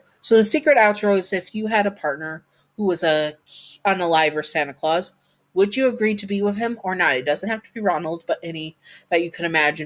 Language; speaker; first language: English; native; English